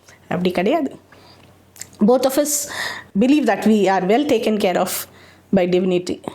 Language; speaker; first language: English; non-native, local second language; Tamil